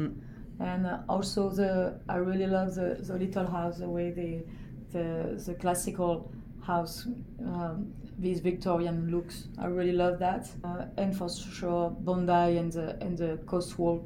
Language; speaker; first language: English; non-native, fluent; French